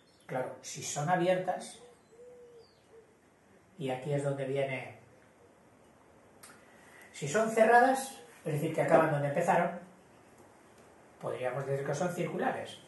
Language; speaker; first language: Spanish; native; Spanish